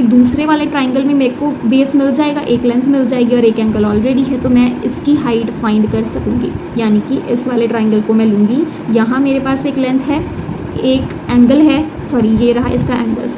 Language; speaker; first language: Hindi; native; Hindi